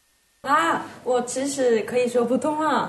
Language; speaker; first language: Chinese; non-native, fluent; Korean